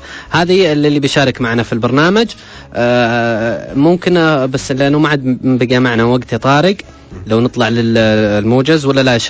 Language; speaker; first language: Arabic; native; Arabic